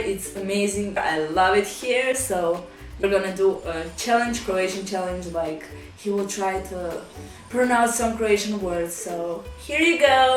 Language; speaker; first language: English; non-native, fluent; Croatian